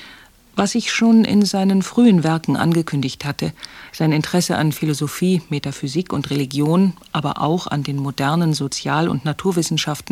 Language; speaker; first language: German; native; German